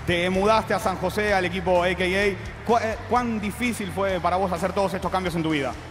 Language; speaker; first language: Spanish; native; Spanish